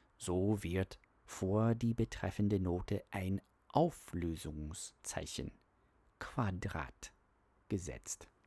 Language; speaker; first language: German; non-native, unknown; English